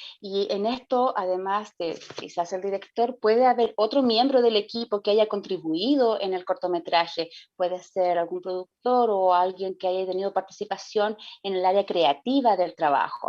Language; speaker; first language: Spanish; native; Spanish